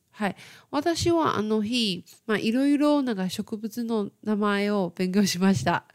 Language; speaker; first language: Japanese; non-native, fluent; Chinese